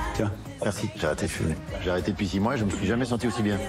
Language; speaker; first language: French; non-native, fluent; English